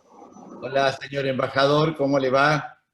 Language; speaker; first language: Spanish; native; Spanish